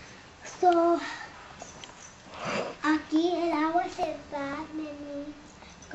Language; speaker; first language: Spanish; early bilingual, heritage; English